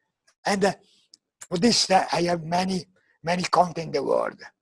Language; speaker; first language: English; non-native, learner; Italian